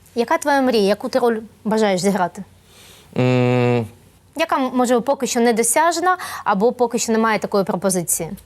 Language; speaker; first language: Ukrainian; native; Ukrainian